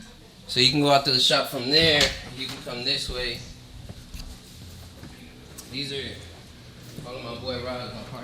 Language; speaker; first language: English; native; English